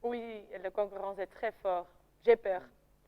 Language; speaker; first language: French; non-native, local second language; Dutch